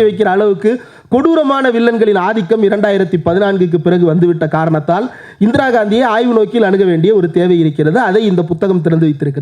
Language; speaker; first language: Tamil; native; Tamil